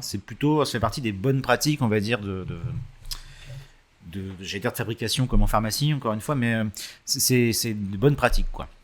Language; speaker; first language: French; native; French